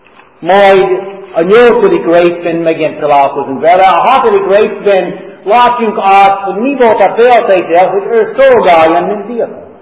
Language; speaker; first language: Hungarian; non-native, learner; English